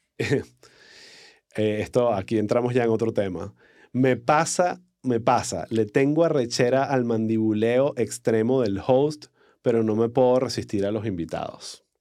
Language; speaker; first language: Spanish; native; Spanish